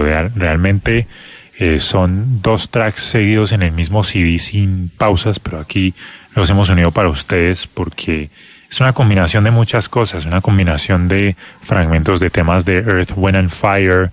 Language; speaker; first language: Spanish; native; Spanish